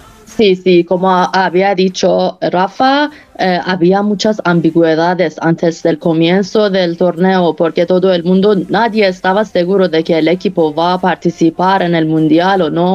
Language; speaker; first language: Spanish; non-native, fluent; Persian